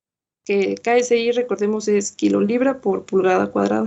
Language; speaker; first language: Spanish; native; Spanish